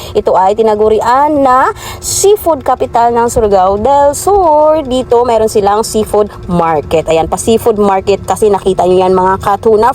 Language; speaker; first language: Filipino; non-native, local second language; Cebuano